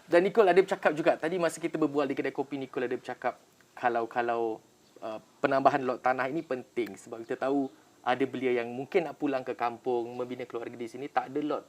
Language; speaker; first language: Malay; native; Malay